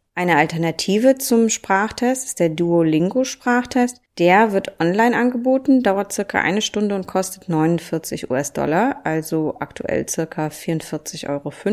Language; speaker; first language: German; native; German